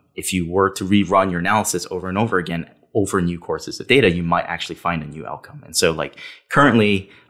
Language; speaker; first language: English; native; English